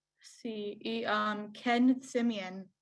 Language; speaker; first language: Spanish; non-native, learner; English